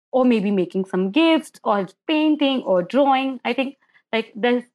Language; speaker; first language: English; non-native, local second language; Hindi